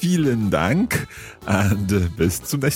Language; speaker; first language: German; non-native, learner; English